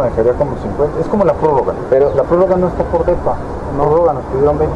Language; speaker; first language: Spanish; native; Spanish